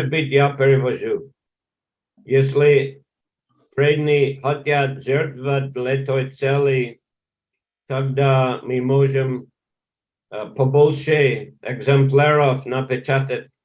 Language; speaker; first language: Russian; non-native, learner; English